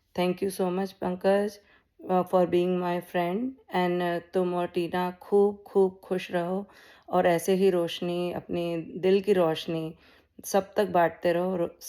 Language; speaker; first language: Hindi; native; Hindi